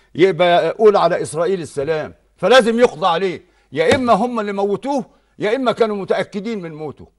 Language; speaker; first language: Arabic; native; Arabic